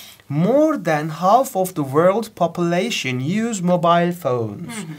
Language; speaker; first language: English; non-native, fluent; Turkish